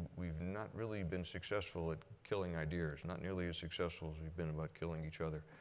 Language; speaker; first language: English; native; English